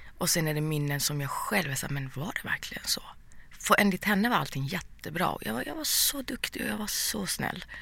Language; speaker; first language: Swedish; early bilingual, other home language; Persian